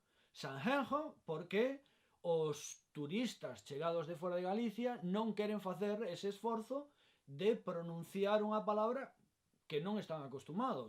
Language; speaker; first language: Galician; non-native, local second language; Spanish